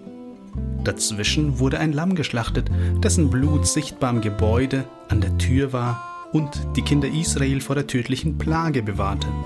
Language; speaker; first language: German; native; German